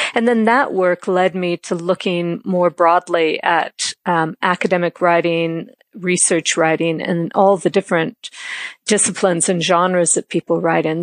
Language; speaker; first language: English; native; English